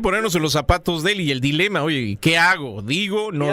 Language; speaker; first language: Spanish; native; Spanish